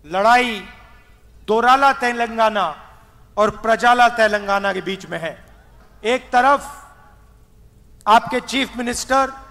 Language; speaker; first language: Hindi; native; Hindi